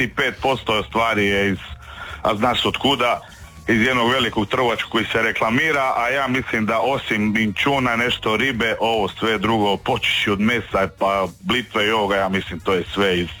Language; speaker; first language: Serbian; native; Serbian